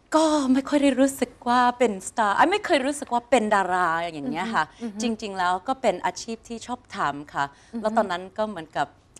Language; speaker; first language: Thai; non-native, fluent; English